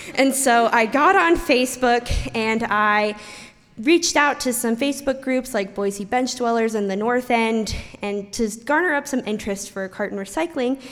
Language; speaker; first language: English; native; English